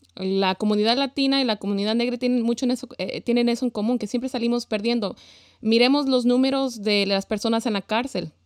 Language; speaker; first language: Spanish; early bilingual, heritage; Spanish